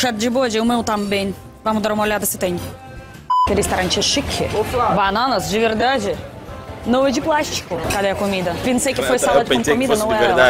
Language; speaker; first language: Portuguese; non-native, fluent; Russian